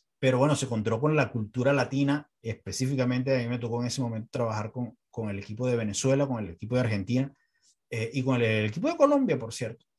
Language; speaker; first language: Spanish; native; Spanish